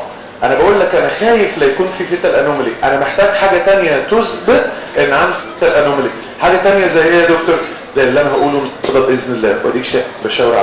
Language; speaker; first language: Arabic; native; Arabic